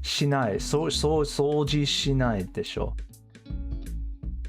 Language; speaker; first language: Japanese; non-native, learner; English